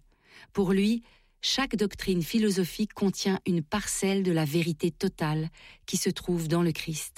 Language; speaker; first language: French; native; French